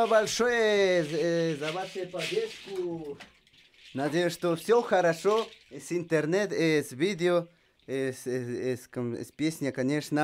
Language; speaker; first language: Russian; non-native, learner; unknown